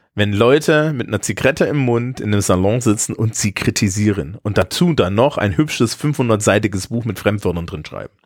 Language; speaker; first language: German; native; German